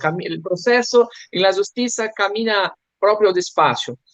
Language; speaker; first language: Spanish; non-native, learner; Portuguese